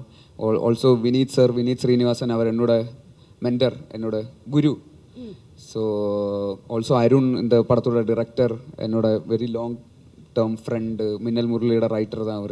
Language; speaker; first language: Tamil; non-native, learner; Malayalam